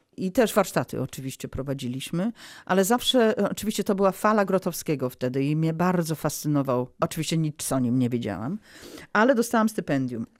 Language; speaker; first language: Polish; early bilingual, heritage; Polish